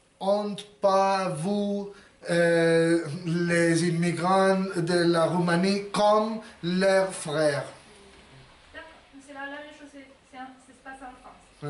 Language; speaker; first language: French; non-native, learner; Spanish